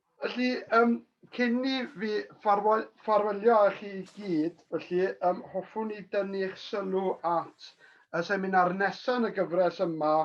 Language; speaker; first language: Welsh; native; Welsh